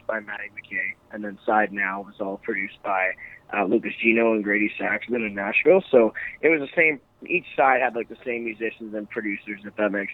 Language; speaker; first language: English; native; English